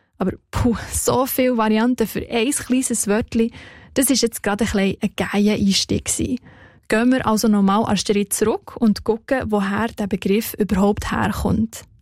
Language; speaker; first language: German; native; German